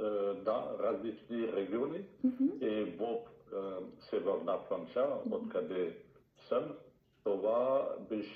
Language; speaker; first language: Bulgarian; non-native, learner; French